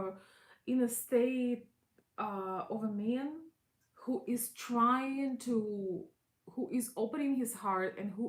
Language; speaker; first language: English; non-native, fluent; Russian